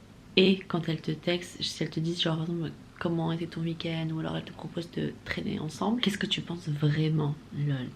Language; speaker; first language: French; native; French